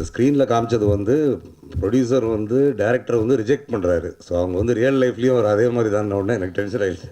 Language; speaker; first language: Tamil; native; Tamil